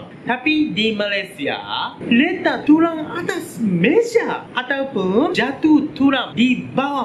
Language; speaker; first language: Indonesian; non-native, learner; Japanese